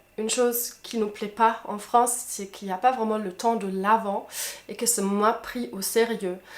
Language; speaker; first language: French; non-native, fluent; German